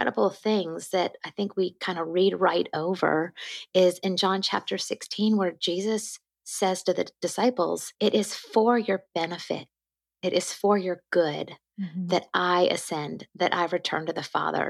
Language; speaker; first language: English; native; English